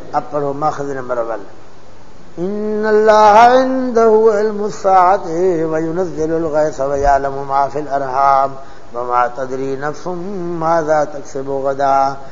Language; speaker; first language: Urdu; non-native, local second language; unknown